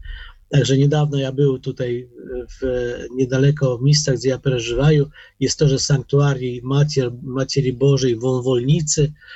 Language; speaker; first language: Polish; non-native, learner; Ukrainian